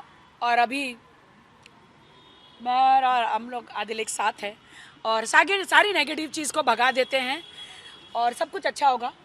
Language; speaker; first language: Hindi; native; Hindi